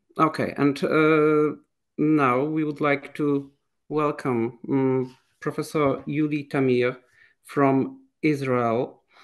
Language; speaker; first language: English; non-native, fluent; Polish